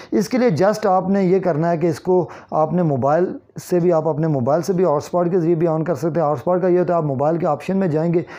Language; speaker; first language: Urdu; non-native, local second language; Kashmiri